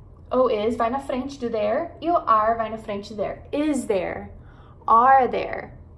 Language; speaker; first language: Portuguese; non-native, fluent; English